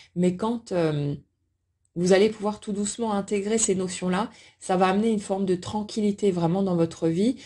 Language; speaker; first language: French; native; French